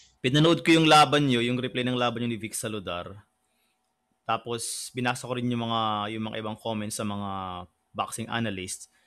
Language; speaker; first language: Filipino; native; Filipino